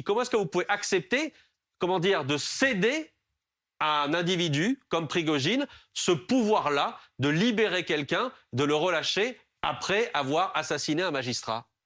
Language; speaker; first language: French; native; French